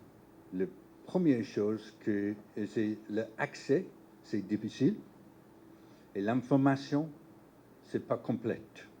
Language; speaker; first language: French; non-native, learner; English